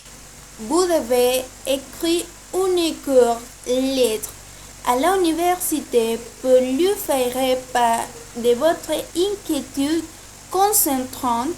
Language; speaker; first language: French; non-native, learner; Spanish